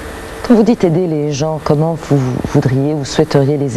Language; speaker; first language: French; native; French